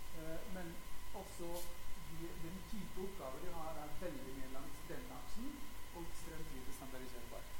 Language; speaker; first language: Norwegian; non-native, fluent; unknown